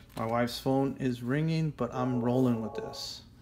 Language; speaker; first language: English; native; English